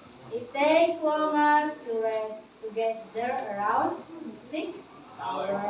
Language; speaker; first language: English; non-native, learner; Indonesian